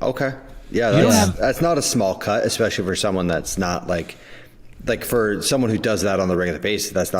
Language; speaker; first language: English; native; English